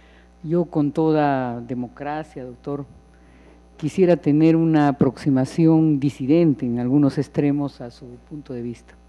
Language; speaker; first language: Spanish; native; Spanish